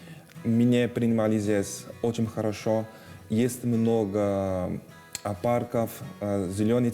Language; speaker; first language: Russian; non-native, fluent; Portuguese